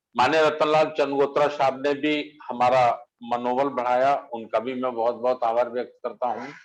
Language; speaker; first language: Hindi; native; Hindi